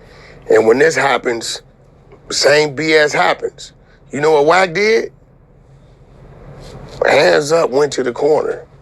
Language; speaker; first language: English; native; English